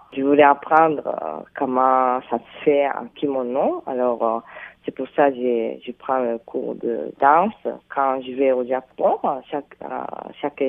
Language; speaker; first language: French; non-native, fluent; Japanese